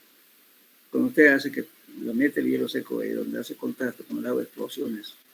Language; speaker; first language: Spanish; native; Spanish